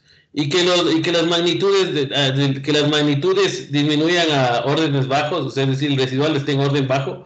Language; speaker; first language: Spanish; native; Spanish